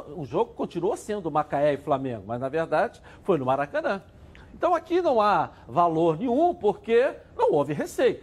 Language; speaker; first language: Portuguese; native; Portuguese